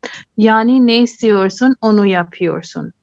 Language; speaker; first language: Turkish; non-native, learner; Urdu